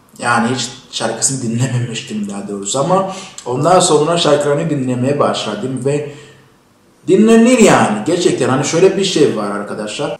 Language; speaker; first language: Turkish; non-native, fluent; Kinyarwanda